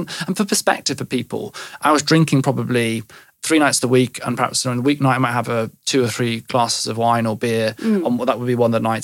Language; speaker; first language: English; native; English